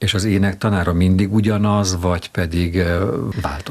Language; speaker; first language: Hungarian; native; Hungarian